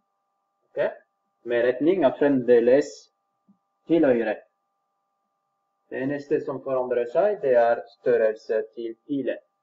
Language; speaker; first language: Norwegian; non-native, fluent; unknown